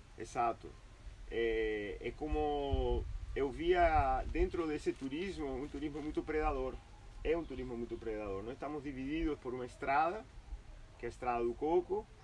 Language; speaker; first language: Portuguese; non-native, fluent; Spanish